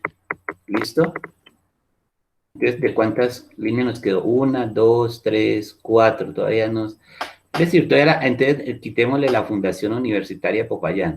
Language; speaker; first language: Spanish; native; Spanish